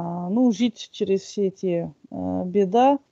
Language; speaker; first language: Russian; non-native, fluent; French